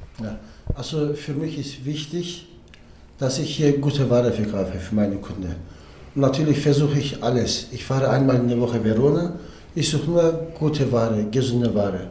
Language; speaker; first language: German; non-native, learner; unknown